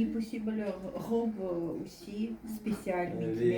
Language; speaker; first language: French; non-native, learner; Russian